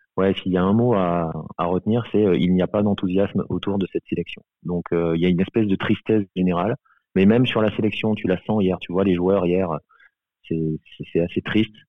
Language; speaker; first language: French; native; French